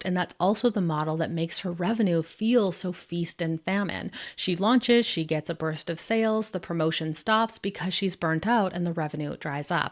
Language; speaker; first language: English; native; English